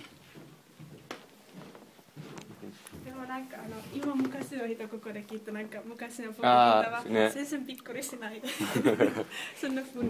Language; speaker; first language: Japanese; non-native, learner; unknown